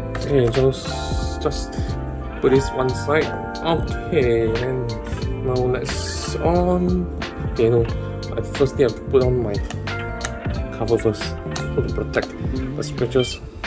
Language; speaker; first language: English; non-native, local second language; Chinese